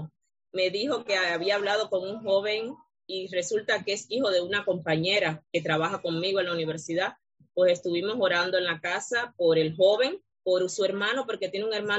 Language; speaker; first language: Spanish; native; Spanish